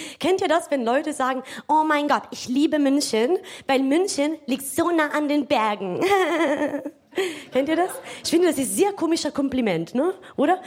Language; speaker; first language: German; non-native, fluent; Italian